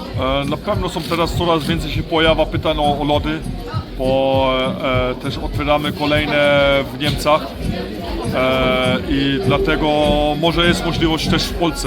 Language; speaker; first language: Polish; early bilingual, heritage; Polish